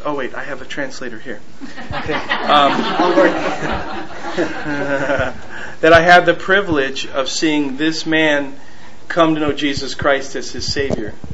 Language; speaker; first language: English; native; English